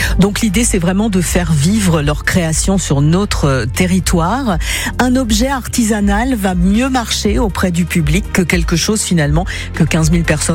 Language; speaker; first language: French; native; French